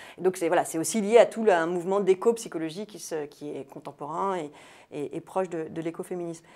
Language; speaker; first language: French; native; French